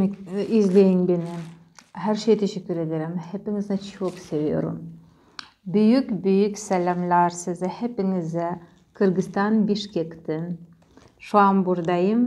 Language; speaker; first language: Turkish; non-native, learner; Russian